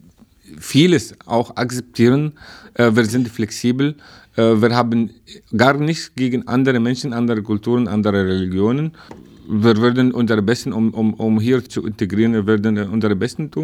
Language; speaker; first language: German; non-native, learner; Arabic